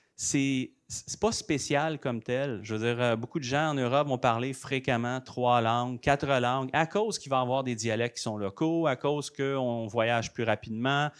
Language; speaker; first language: French; native; French